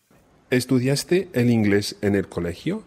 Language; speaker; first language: Spanish; non-native, fluent; English